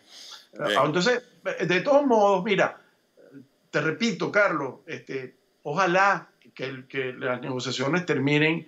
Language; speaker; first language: Spanish; native; Spanish